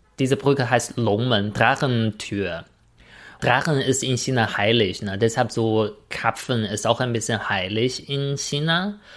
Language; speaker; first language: German; non-native, fluent; Chinese